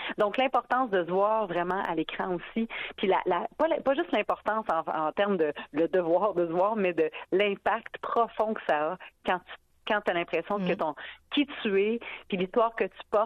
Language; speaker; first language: French; native; French